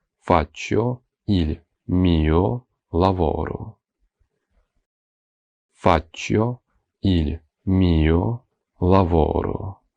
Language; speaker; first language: Italian; non-native, fluent; Ukrainian